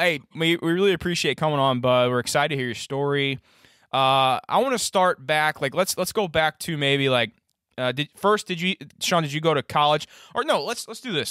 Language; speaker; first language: English; native; English